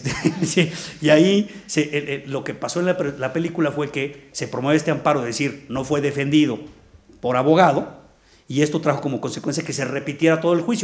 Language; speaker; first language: Spanish; native; Spanish